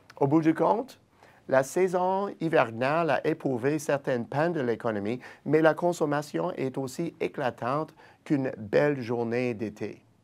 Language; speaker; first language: French; native; French